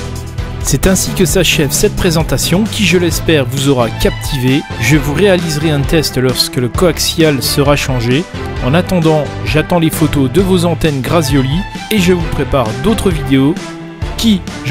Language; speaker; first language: French; native; French